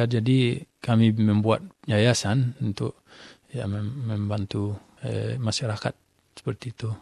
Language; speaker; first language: Indonesian; non-native, fluent; English